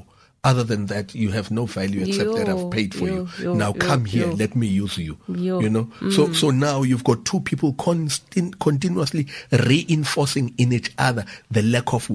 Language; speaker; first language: English; non-native, local second language; Zulu